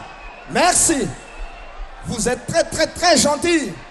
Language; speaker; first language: French; non-native, local second language; Malagasy